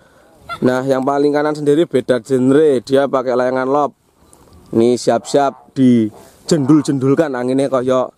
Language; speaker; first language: Indonesian; non-native, local second language; Javanese